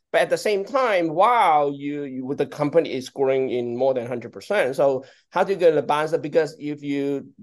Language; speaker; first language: English; non-native, local second language; Cantonese